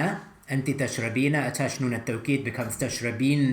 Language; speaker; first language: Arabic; non-native, fluent; English